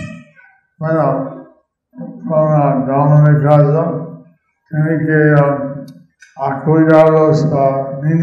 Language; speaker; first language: Spanish; non-native, learner; English